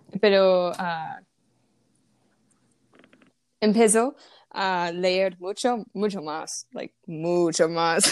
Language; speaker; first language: Spanish; non-native, learner; English